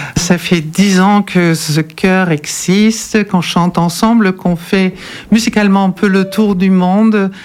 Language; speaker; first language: French; non-native, fluent; German